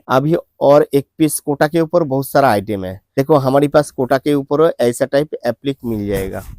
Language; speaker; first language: Hindi; non-native, local second language; Bangla